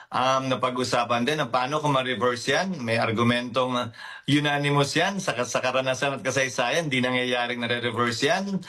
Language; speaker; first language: Filipino; native; Filipino